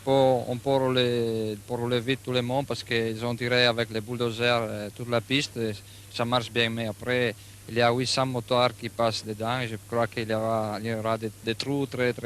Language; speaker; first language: French; non-native, fluent; Italian